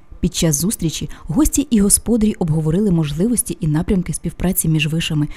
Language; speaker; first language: Ukrainian; native; Ukrainian